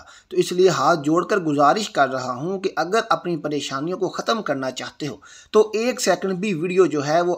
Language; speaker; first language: Urdu; native; Urdu